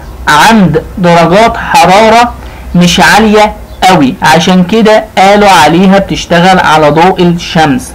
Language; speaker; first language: Arabic; native; Arabic